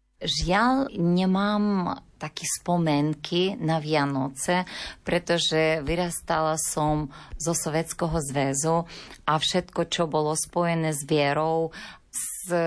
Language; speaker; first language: Slovak; non-native, learner; Ukrainian